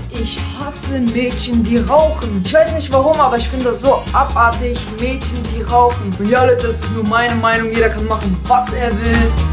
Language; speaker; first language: German; early bilingual, other home language; Kurdish